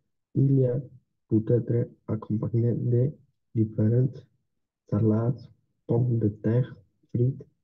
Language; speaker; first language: French; non-native, learner; Spanish